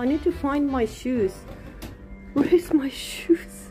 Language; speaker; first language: English; non-native, learner; Japanese